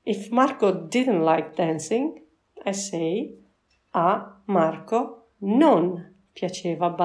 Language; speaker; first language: Italian; non-native, fluent; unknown